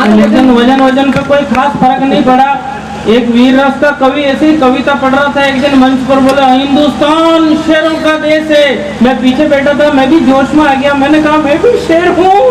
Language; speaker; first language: Hindi; native; Hindi